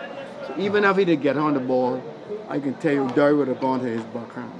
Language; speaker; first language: English; native; English